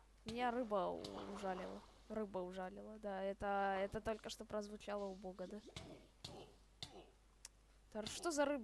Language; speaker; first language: Russian; native; Russian